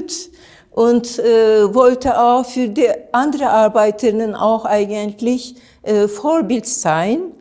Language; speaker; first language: German; non-native, learner; Turkish